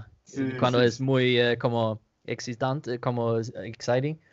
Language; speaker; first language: Spanish; non-native, learner; Danish